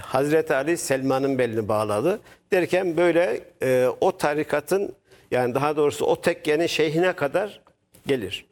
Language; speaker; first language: Turkish; native; Turkish